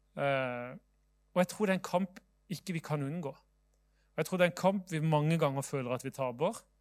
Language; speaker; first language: Norwegian; native; Norwegian